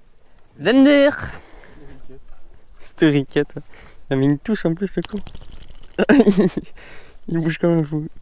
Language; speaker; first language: French; native; French